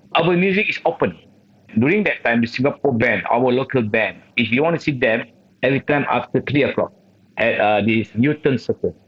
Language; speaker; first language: English; non-native, local second language; Malay